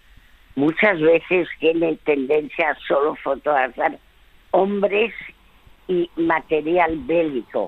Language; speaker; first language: Spanish; early bilingual, other home language; French